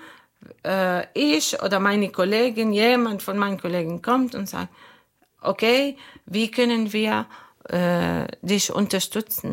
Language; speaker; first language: German; non-native, learner; Arabic